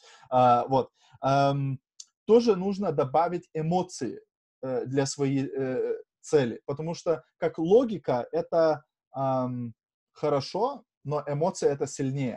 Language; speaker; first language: Russian; non-native, fluent; Lithuanian